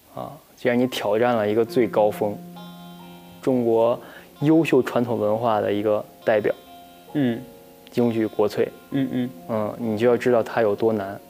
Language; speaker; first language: Chinese; native; Chinese